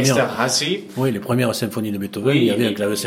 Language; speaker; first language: French; native; French